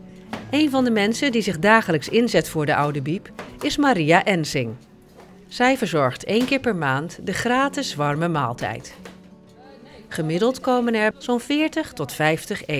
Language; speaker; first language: Dutch; native; Dutch